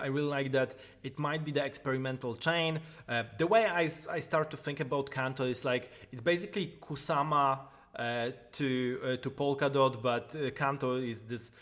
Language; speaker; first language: English; non-native, fluent; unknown